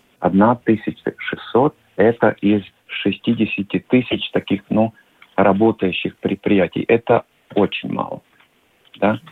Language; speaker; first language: Russian; non-native, local second language; Latvian